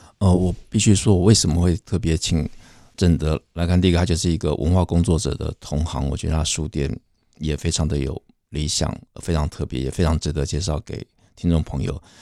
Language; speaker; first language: Chinese; native; Chinese